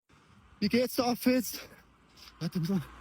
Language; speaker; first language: German; native; German